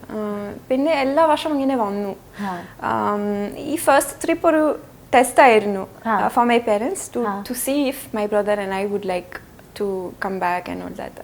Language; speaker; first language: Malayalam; non-native, fluent; French